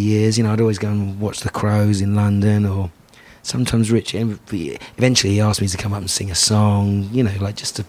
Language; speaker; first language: English; native; English